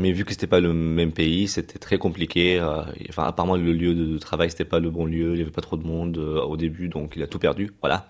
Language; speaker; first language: French; non-native, fluent; Arabic